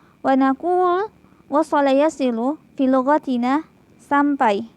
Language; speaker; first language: Arabic; non-native, fluent; Indonesian